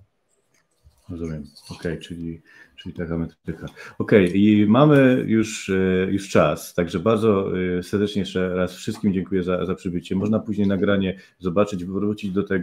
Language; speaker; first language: Polish; native; Polish